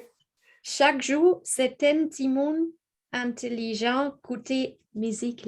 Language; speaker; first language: French; non-native, learner; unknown